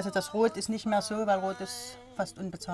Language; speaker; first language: German; native; German